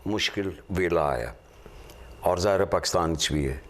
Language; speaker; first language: Urdu; non-native, local second language; Punjabi